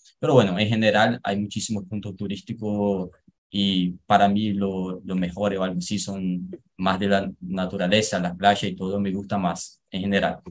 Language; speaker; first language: Spanish; non-native, fluent; Portuguese